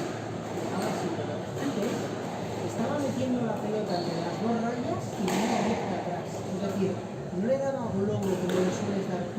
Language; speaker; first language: Spanish; native; Spanish